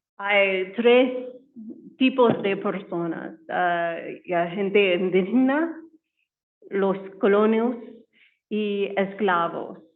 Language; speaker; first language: Spanish; non-native, learner; English